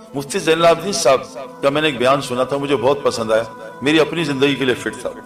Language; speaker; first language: Urdu; native; Urdu